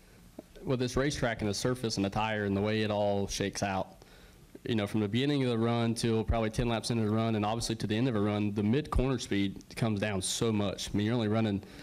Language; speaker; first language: English; native; English